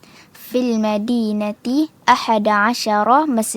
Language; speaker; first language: Arabic; non-native, learner; Malay